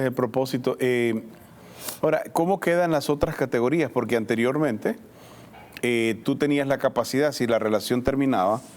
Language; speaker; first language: Spanish; native; Spanish